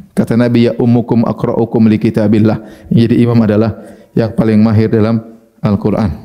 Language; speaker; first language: Malay; native; Malay